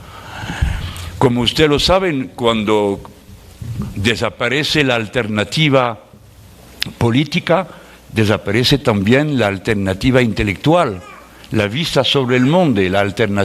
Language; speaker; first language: Spanish; non-native, fluent; French